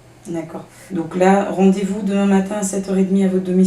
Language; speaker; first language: French; native; French